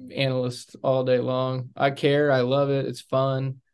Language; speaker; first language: English; native; English